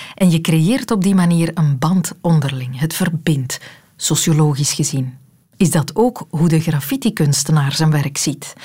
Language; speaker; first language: Dutch; native; Dutch